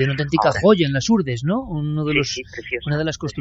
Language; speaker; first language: Spanish; native; Spanish